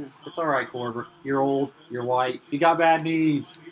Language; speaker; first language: English; native; English